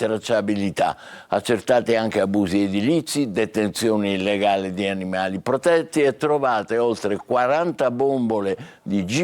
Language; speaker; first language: Italian; native; Italian